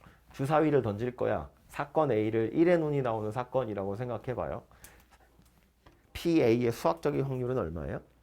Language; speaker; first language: Korean; native; Korean